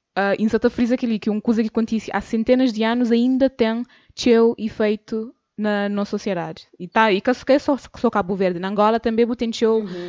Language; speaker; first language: Portuguese; non-native, local second language; Kabuverdianu